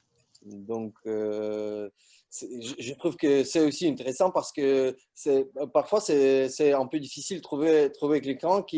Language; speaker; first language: French; non-native, learner; Russian